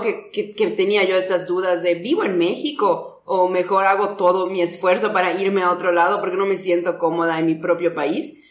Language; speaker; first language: Spanish; native; Spanish